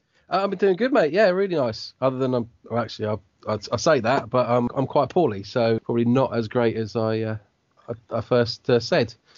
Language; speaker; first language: English; native; English